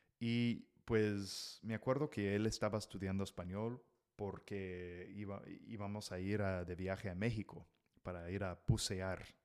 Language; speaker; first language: Spanish; non-native, fluent; English